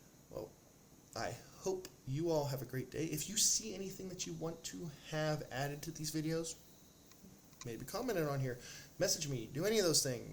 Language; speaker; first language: English; native; English